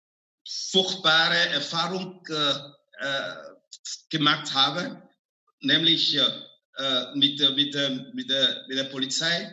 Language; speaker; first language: German; non-native, fluent; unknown